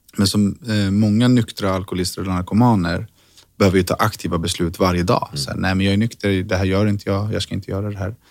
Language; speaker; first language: Swedish; native; Swedish